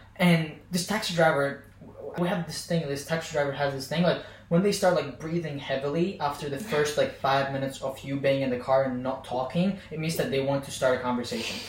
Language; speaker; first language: English; non-native, fluent; Azerbaijani